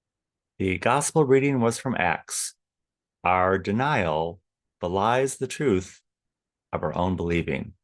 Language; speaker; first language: English; native; English